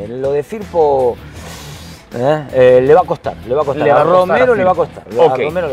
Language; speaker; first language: Spanish; native; Spanish